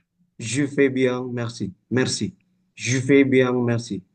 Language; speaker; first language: French; non-native, learner; Indonesian